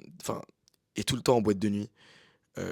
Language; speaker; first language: French; native; French